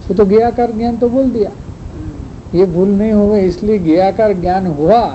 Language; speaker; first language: Hindi; non-native, local second language; Gujarati